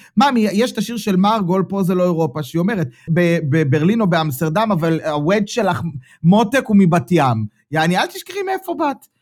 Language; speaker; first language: Hebrew; native; Hebrew